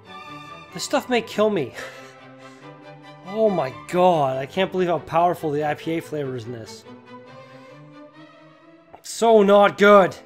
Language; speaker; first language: English; native; English